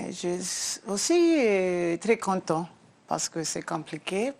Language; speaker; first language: French; non-native, learner; English